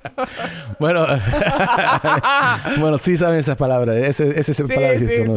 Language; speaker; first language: Spanish; early bilingual, heritage; English